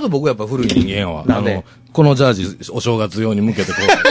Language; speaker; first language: Japanese; native; Japanese